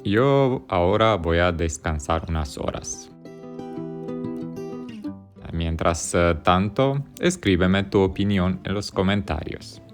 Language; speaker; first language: Spanish; non-native, fluent; Romanian